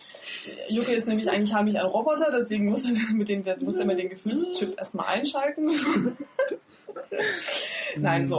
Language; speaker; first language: German; native; German